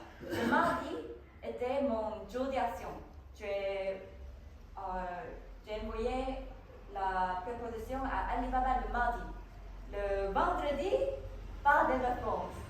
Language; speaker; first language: French; non-native, learner; Korean